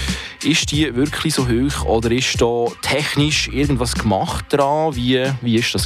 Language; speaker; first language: German; native; German